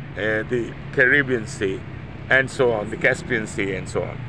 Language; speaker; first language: English; non-native, local second language; Urdu